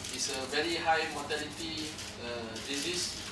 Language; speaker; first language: English; non-native, local second language; Malay